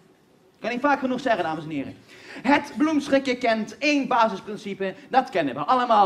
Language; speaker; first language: Dutch; native; Dutch